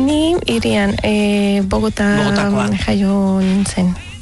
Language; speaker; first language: Basque; non-native, learner; Spanish